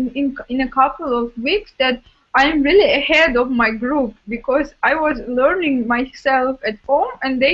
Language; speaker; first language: English; non-native, fluent; Russian